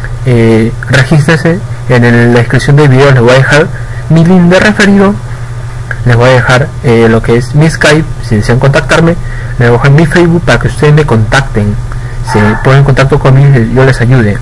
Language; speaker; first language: Spanish; native; Spanish